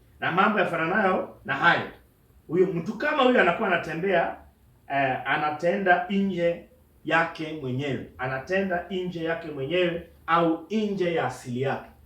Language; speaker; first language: Swahili; non-native, local second language; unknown